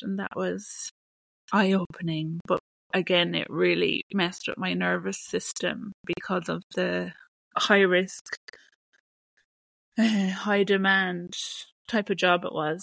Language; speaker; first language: English; native; English